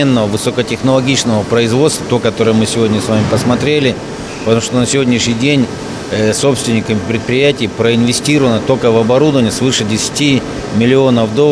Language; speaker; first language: Russian; native; Russian